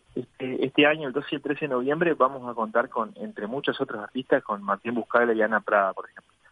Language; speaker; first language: Spanish; native; Spanish